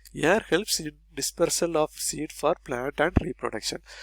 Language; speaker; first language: English; non-native, local second language; Tamil